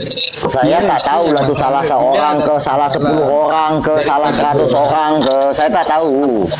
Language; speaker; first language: Malay; native; Malay